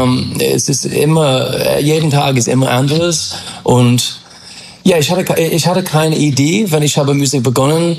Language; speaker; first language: German; non-native, fluent; English